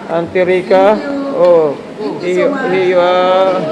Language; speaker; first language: English; non-native, local second language; Filipino